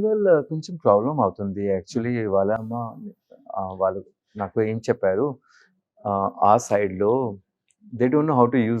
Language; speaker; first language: Telugu; non-native, learner; Hindi